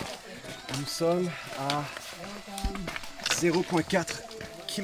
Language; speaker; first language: French; non-native, fluent; English